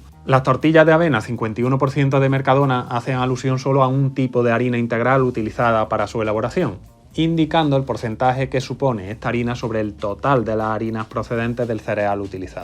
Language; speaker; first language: Spanish; native; Spanish